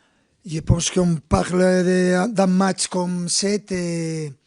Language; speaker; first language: French; non-native, fluent; Spanish